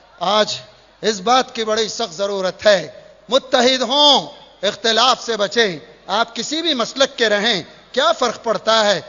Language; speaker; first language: Urdu; native; Urdu